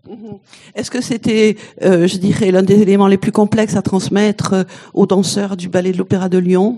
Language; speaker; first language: French; native; French